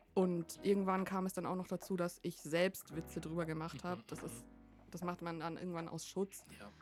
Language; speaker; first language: German; early bilingual, other home language; Vietnamese